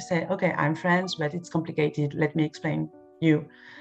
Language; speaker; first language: English; non-native, fluent; French